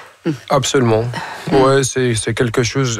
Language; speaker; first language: French; non-native, fluent; Arabic